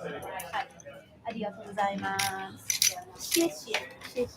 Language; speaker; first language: Japanese; non-native, fluent; Chinese